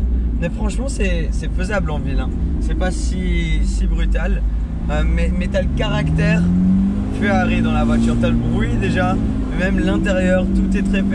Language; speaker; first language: French; native; French